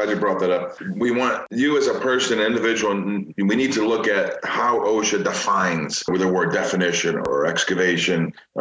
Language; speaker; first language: English; native; English